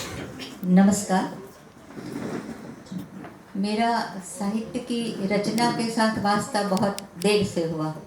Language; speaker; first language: Hindi; non-native, local second language; Gujarati